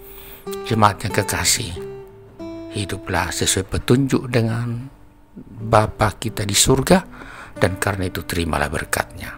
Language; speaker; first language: Indonesian; native; Indonesian